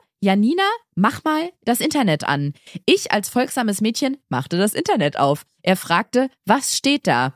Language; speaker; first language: German; native; German